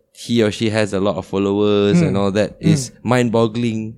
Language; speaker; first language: English; non-native, local second language; Malay